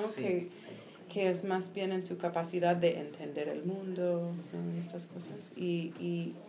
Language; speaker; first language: Spanish; non-native, fluent; English